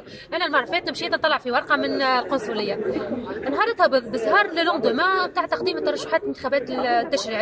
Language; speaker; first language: Arabic; native; Arabic